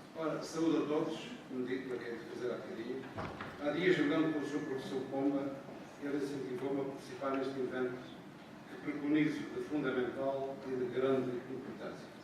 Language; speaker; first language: Portuguese; native; Portuguese